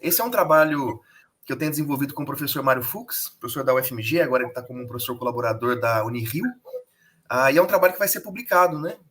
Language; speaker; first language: Portuguese; native; Portuguese